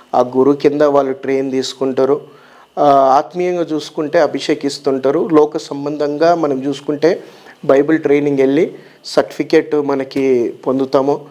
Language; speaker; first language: Telugu; native; Telugu